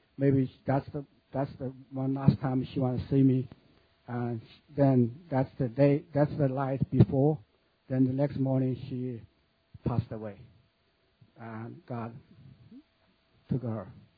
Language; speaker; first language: English; non-native, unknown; Chinese